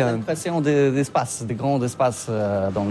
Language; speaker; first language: French; non-native, learner; Polish